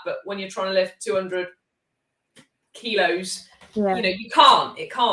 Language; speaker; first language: English; native; English